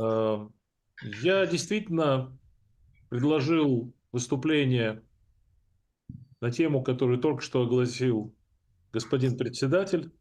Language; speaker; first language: Russian; native; Russian